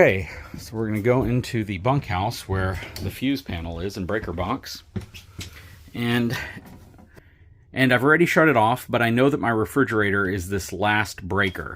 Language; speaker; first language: English; native; English